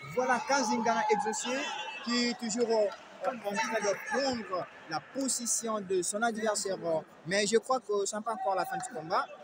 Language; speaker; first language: French; non-native, local second language; Lingala